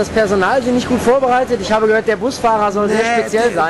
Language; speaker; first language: German; native; German